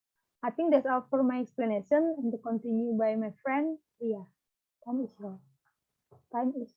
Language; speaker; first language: English; non-native, learner; Balinese